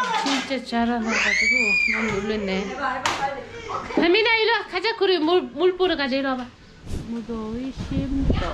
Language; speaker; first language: Korean; non-native, fluent; Uzbek